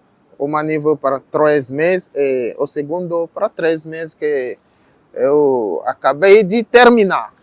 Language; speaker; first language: Portuguese; non-native, learner; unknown